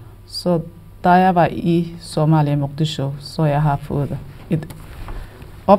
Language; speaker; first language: Danish; non-native, learner; Somali